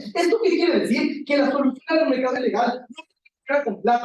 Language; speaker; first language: Spanish; native; Spanish